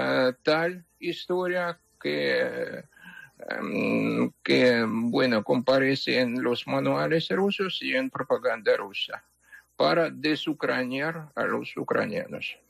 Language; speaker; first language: Spanish; non-native, fluent; Ukrainian